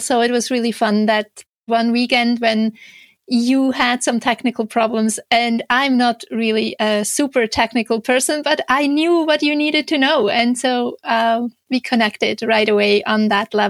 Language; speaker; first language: English; non-native, fluent; Swiss German